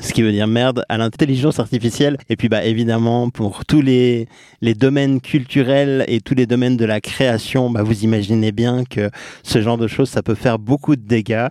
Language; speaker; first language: French; native; French